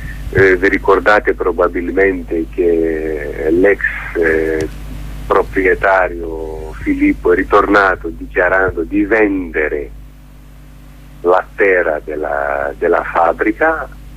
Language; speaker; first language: Italian; non-native, fluent; Greek